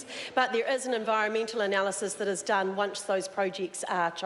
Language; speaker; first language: English; native; English